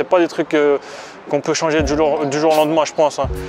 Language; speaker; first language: French; early bilingual, other home language; Arabic